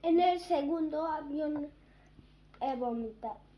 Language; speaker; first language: Spanish; early bilingual, heritage; German